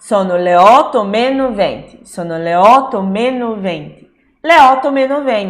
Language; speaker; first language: Italian; non-native, fluent; Portuguese